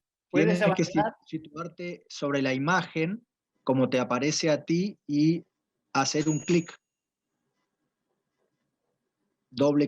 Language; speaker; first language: Spanish; native; Spanish